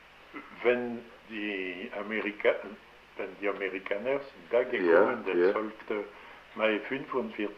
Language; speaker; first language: German; non-native, learner; French